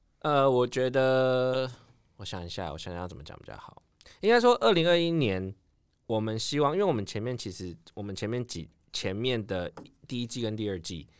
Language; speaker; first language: Chinese; native; Chinese